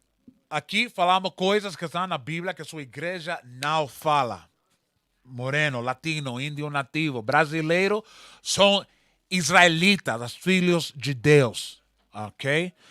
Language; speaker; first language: Portuguese; non-native, learner; Spanish